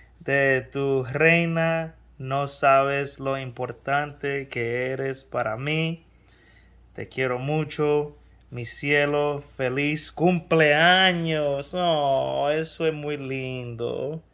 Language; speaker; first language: Spanish; early bilingual, heritage; Spanish